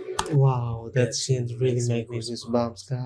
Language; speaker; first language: English; non-native, learner; Indonesian